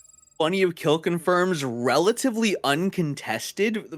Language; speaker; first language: English; native; English